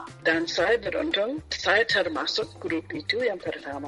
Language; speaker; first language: Indonesian; non-native, fluent; English